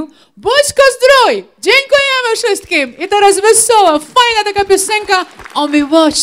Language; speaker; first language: Polish; non-native, learner; Ukrainian